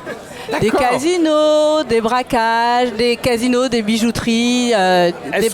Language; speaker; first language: French; native; French